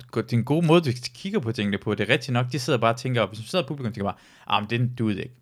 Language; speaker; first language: Danish; early bilingual, other home language; Persian